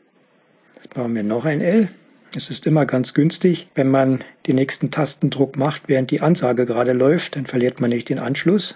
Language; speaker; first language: German; native; German